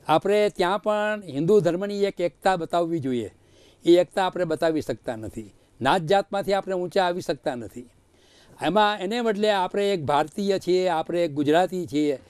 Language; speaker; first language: Gujarati; native; Gujarati